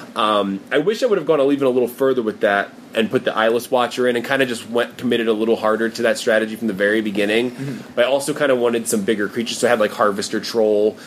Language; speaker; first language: English; native; English